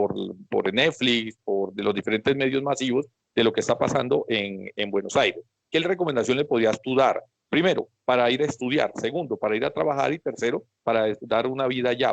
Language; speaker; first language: Spanish; native; Spanish